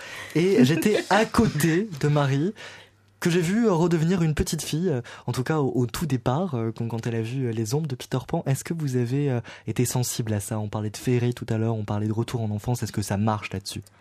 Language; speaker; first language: French; native; French